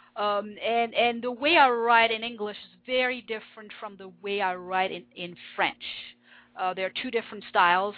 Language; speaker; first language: English; non-native, fluent; French